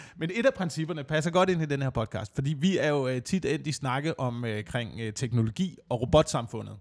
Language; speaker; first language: Danish; native; Danish